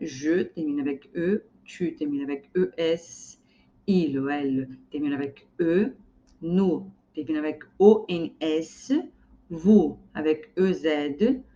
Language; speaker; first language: French; non-native, fluent; Portuguese